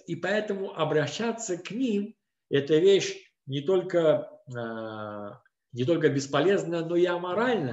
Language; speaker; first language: Russian; native; Russian